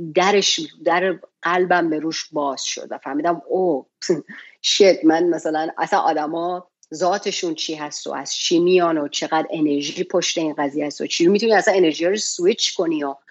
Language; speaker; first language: Persian; native; Persian